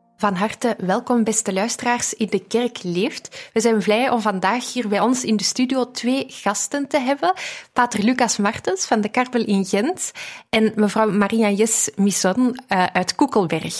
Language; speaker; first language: Dutch; native; Dutch